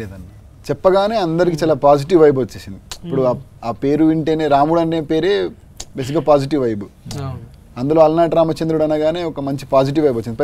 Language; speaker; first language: Telugu; native; Telugu